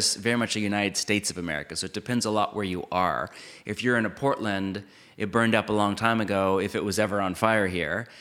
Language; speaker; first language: English; native; English